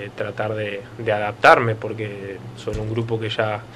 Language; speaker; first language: Spanish; native; Spanish